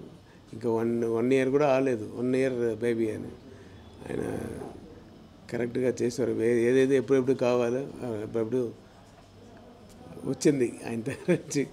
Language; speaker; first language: Telugu; non-native, learner; Tamil